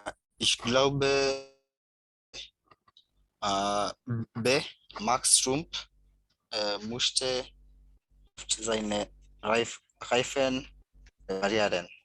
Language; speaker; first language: German; non-native, learner; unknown